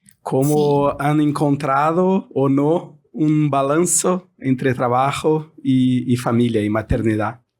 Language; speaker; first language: Spanish; non-native, fluent; Portuguese